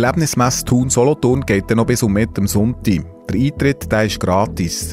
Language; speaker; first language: German; native; German